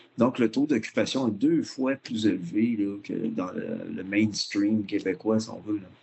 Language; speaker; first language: French; native; French